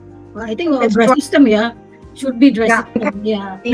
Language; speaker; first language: English; non-native, fluent; Indonesian